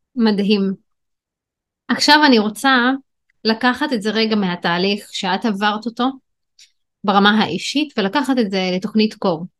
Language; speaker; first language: Hebrew; non-native, local second language; Arabic